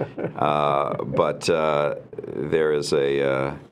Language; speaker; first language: English; native; English